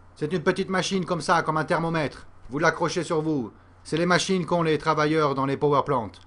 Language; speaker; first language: French; native; French